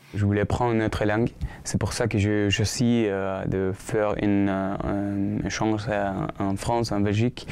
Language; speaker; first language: French; non-native, learner; Spanish